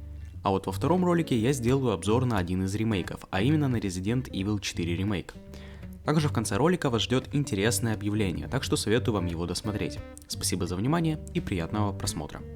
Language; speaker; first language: Russian; native; Russian